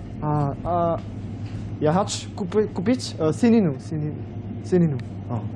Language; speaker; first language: Russian; non-native, learner; Korean